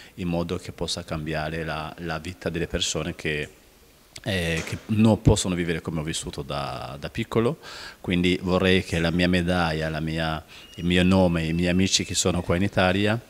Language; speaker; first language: Italian; non-native, fluent; Rundi